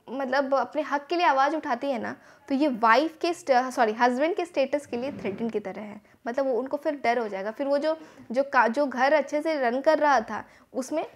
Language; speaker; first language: Hindi; native; Hindi